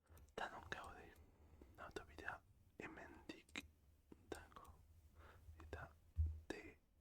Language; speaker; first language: Basque; non-native, learner; French